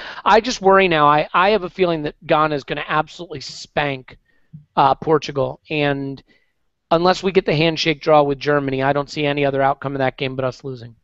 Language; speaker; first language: English; native; English